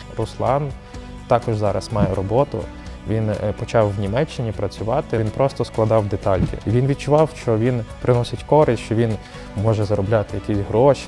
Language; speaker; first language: Ukrainian; native; Ukrainian